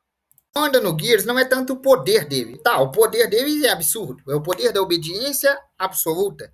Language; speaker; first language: Portuguese; native; Portuguese